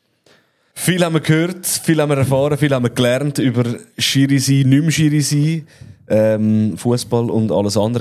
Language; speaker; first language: German; native; German